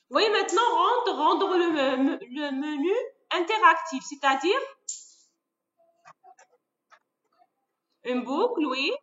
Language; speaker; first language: French; non-native, local second language; Arabic